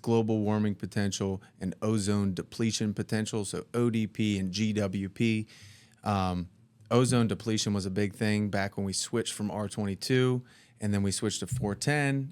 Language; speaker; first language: English; native; English